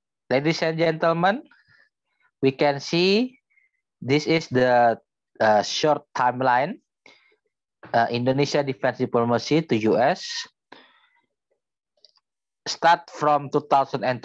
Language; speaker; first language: English; non-native, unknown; Indonesian